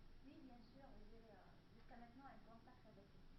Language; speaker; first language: French; non-native, learner; Arabic